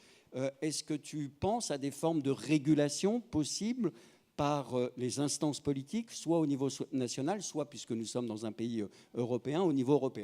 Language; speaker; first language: French; native; French